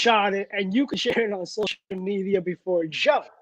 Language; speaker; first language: English; native; English